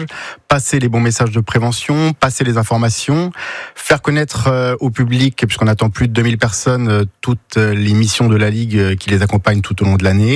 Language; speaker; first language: French; native; French